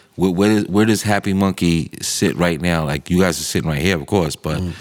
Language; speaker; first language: English; native; English